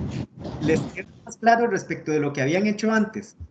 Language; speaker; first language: Spanish; native; Spanish